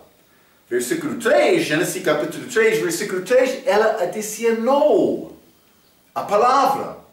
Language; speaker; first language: Portuguese; non-native, fluent; English